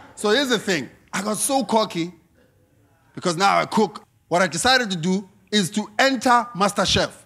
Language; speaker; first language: English; non-native, local second language; Xhosa